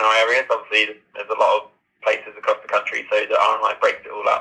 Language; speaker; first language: English; native; English